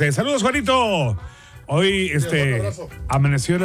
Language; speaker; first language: Spanish; native; Spanish